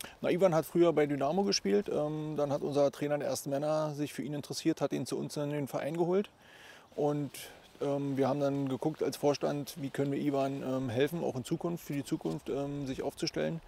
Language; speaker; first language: German; native; German